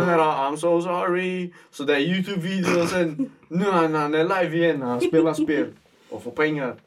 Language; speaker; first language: Swedish; native; Swedish